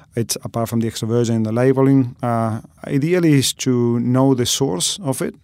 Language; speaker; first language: English; non-native, fluent; Spanish